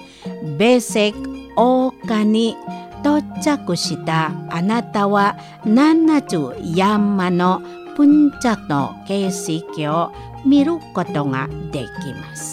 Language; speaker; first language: Japanese; non-native, fluent; Indonesian